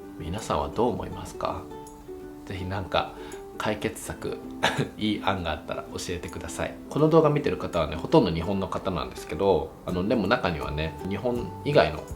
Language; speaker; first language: Japanese; native; Japanese